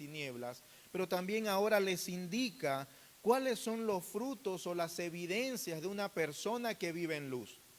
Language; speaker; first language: Spanish; native; Spanish